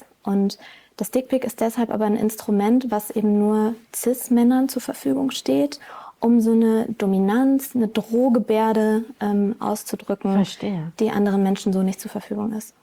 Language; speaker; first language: German; native; German